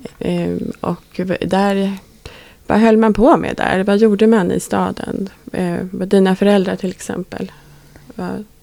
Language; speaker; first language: Swedish; native; Swedish